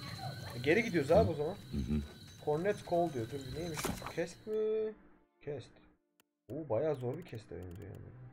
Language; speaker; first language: Turkish; native; Turkish